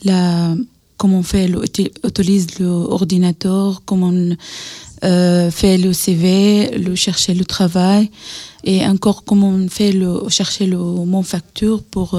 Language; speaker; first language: French; non-native, learner; Arabic